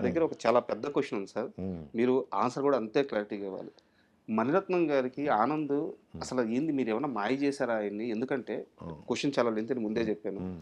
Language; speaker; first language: Telugu; native; Telugu